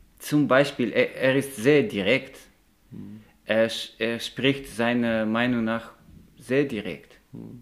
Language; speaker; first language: German; non-native, learner; Russian